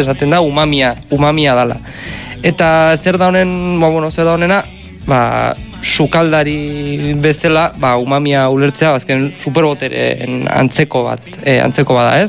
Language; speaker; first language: Basque; native; Basque